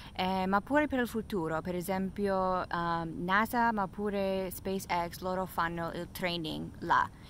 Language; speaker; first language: Italian; non-native, fluent; English